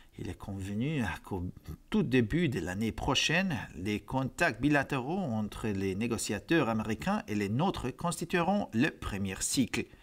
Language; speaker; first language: French; non-native, fluent; Hungarian